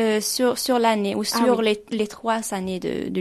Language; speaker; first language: French; non-native, fluent; Swedish